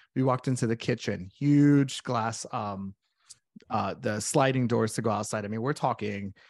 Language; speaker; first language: English; native; English